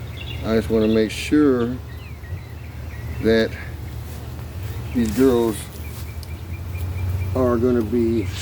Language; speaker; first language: English; native; English